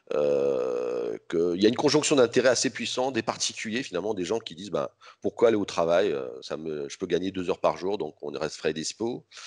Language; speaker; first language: French; native; French